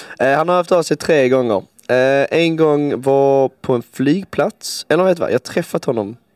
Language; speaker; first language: Swedish; native; Swedish